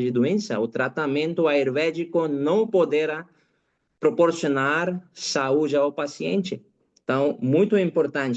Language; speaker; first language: Portuguese; non-native, learner; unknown